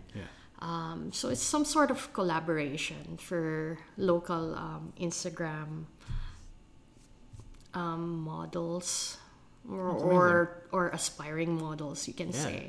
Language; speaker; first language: English; non-native, local second language; Filipino